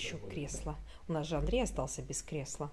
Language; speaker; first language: Russian; native; Russian